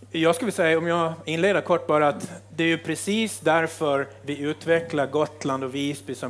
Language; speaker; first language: Swedish; native; Swedish